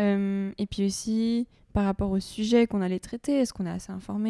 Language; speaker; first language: French; native; French